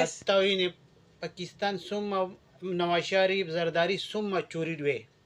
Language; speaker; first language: Indonesian; non-native, learner; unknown